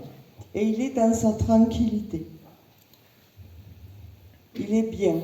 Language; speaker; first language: French; native; French